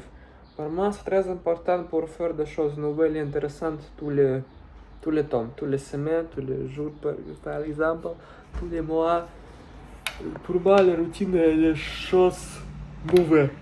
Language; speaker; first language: French; non-native, learner; Russian